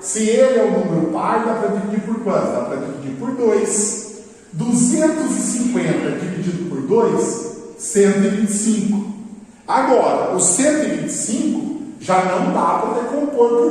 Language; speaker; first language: Portuguese; native; Portuguese